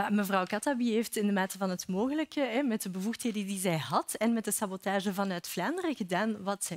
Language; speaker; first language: Dutch; native; Dutch